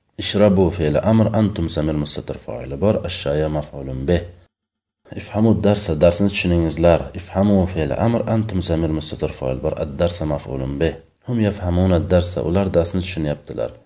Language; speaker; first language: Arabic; non-native, fluent; Uzbek